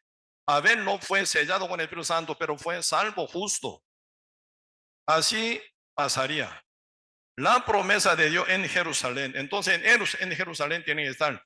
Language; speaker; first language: Spanish; non-native, learner; Korean